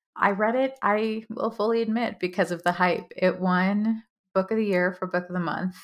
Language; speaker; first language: English; early bilingual, other home language; Hindi